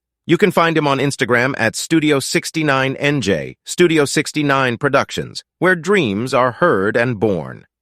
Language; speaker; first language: English; native; English